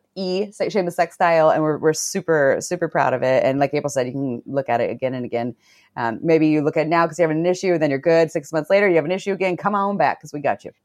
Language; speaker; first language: English; native; English